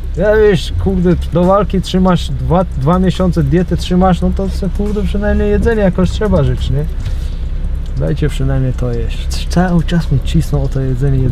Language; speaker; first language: Polish; non-native, fluent; Chechen